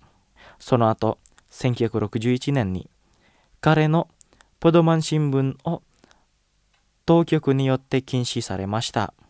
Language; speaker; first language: Japanese; non-native, fluent; Indonesian